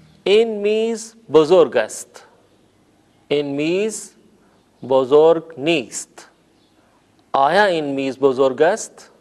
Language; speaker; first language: Persian; non-native, fluent; Urdu